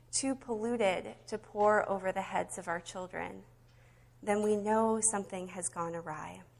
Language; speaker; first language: English; native; English